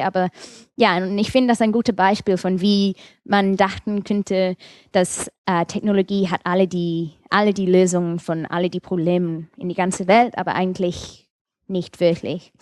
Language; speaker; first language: German; non-native, fluent; English